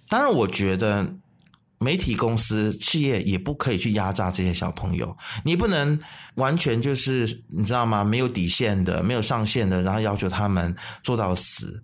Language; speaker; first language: Chinese; native; Chinese